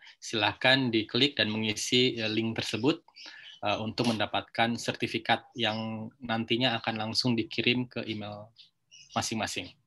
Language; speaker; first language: Indonesian; native; Indonesian